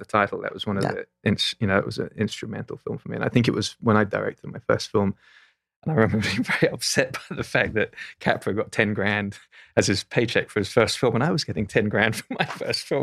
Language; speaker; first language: English; native; English